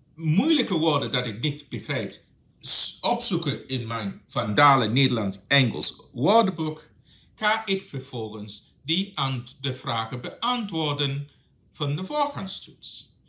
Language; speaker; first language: Dutch; non-native, fluent; English